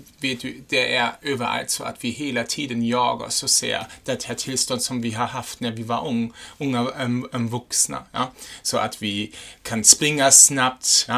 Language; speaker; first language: Swedish; non-native, fluent; German